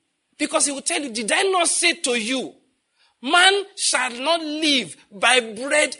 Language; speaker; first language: English; non-native, local second language; Yoruba